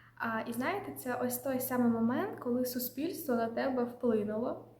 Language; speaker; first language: Ukrainian; non-native, local second language; Russian